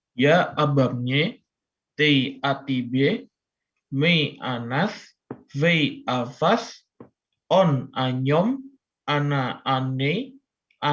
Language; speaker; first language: Russian; non-native, learner; Indonesian